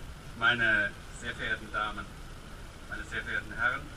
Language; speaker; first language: German; native; German